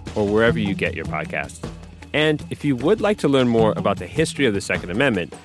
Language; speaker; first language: English; native; English